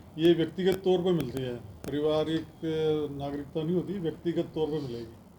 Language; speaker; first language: Hindi; native; Hindi